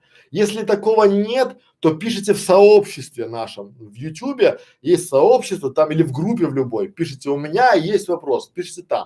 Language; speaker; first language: Russian; native; Russian